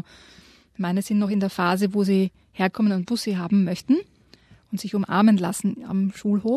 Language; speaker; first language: German; native; German